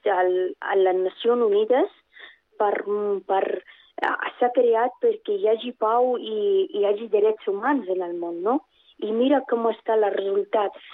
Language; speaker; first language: Catalan; non-native, fluent; Persian